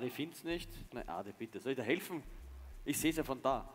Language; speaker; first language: German; native; German